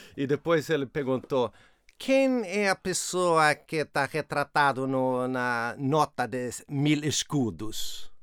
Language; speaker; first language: Portuguese; non-native, fluent; Swedish